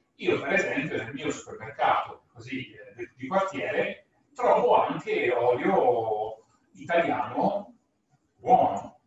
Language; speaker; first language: Italian; native; Italian